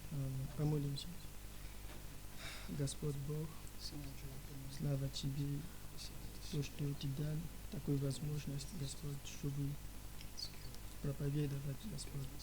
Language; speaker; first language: Russian; non-native, learner; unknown